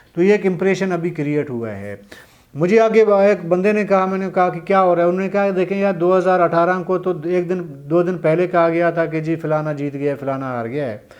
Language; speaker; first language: Urdu; non-native, local second language; Baluchi